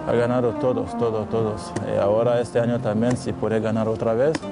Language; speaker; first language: Spanish; non-native, fluent; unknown